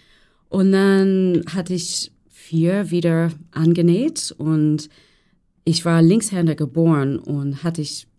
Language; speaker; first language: German; non-native, fluent; English